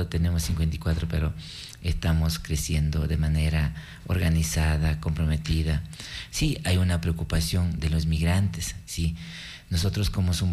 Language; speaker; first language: Spanish; native; Spanish